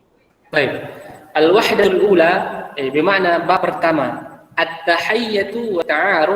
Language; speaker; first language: Arabic; non-native, fluent; Indonesian